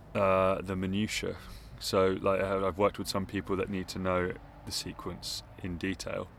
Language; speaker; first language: English; native; English